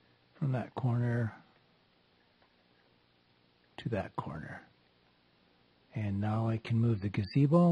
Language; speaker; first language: English; native; English